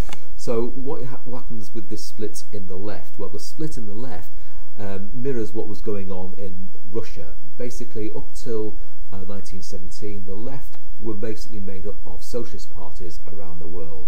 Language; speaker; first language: English; native; English